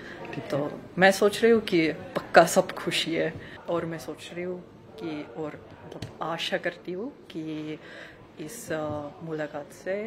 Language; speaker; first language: Hindi; non-native, learner; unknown